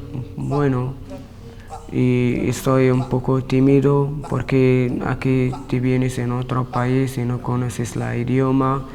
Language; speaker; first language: Spanish; non-native, learner; Arabic